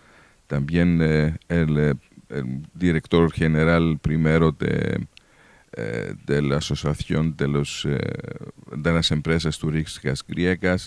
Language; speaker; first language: Spanish; non-native, learner; Greek